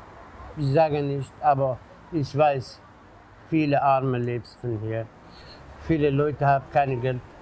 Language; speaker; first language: German; non-native, learner; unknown